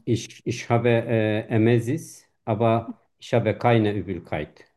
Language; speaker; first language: German; non-native, fluent; Turkish